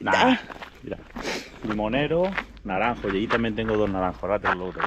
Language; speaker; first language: Spanish; native; Spanish